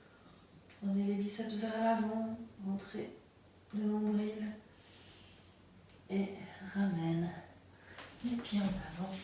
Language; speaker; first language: French; native; French